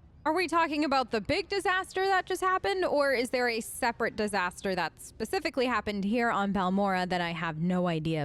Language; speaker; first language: English; native; English